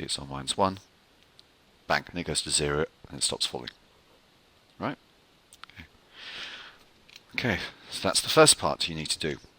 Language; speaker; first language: English; native; English